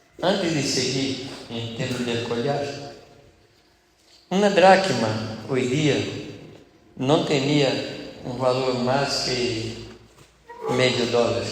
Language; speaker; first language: Spanish; non-native, fluent; Portuguese